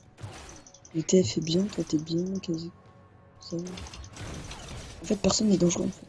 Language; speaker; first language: French; native; French